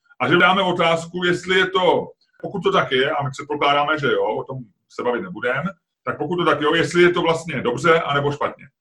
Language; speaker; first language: Czech; native; Czech